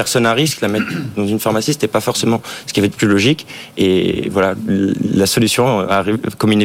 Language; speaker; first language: French; native; French